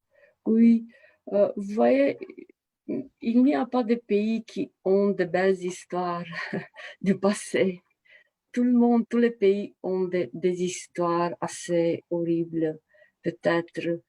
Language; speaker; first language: French; non-native, fluent; Romanian